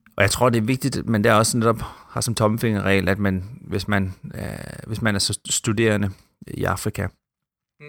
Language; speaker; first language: Danish; native; Danish